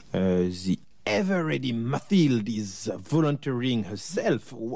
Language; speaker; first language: English; non-native, fluent; French